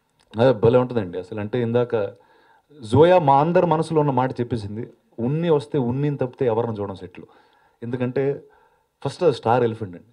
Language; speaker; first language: Telugu; native; Telugu